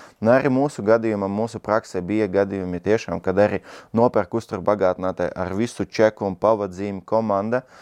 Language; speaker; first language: Latvian; non-native, local second language; Russian